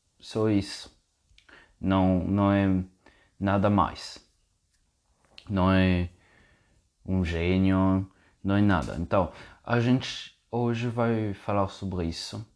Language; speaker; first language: Portuguese; non-native, fluent; Italian